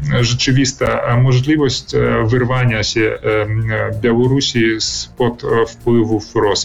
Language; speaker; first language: Polish; early bilingual, heritage; Polish